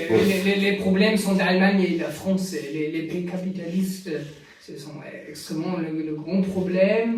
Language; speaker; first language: French; non-native, learner; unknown